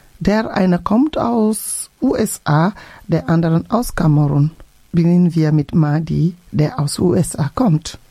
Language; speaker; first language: German; non-native, fluent; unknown